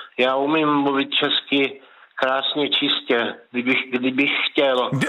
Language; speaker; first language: Czech; native; Czech